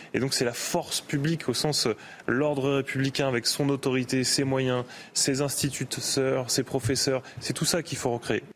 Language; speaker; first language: French; native; French